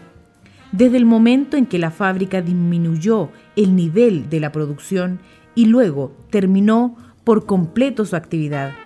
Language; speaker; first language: Spanish; native; Spanish